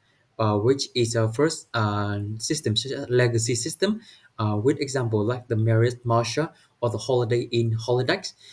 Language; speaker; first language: English; non-native, learner; Vietnamese